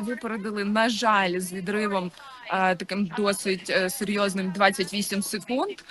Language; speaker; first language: Ukrainian; native; Ukrainian